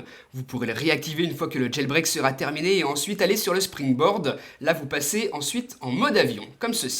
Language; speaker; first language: French; native; French